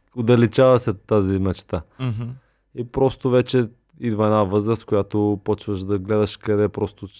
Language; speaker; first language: Bulgarian; native; Bulgarian